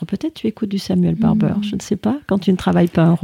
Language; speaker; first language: French; native; French